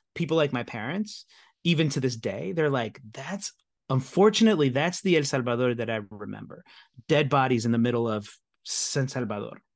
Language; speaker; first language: English; native; English